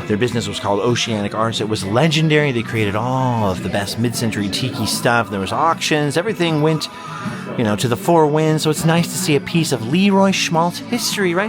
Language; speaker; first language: English; native; English